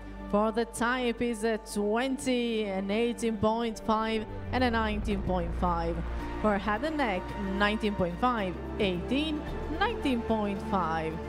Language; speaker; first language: English; non-native, fluent; Italian